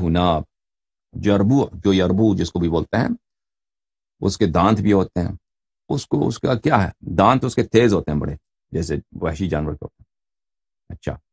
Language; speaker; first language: Urdu; non-native, fluent; Persian